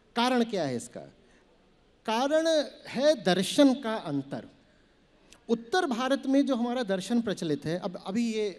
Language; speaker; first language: Hindi; native; Hindi